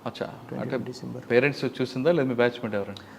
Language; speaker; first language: Telugu; native; Telugu